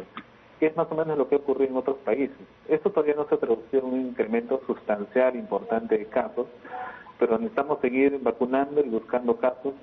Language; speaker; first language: Spanish; native; Spanish